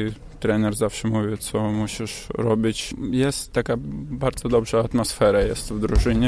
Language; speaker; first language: Polish; non-native, learner; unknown